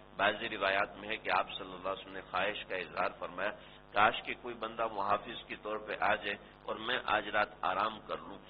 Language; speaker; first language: Urdu; non-native, local second language; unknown